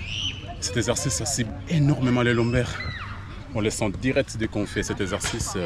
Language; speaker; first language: French; native; French